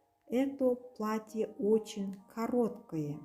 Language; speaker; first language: Russian; non-native, local second language; Kazakh